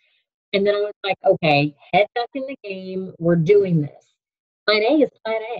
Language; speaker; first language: English; native; English